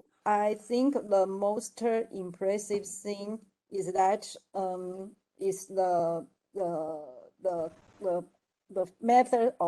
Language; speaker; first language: English; non-native, learner; Chinese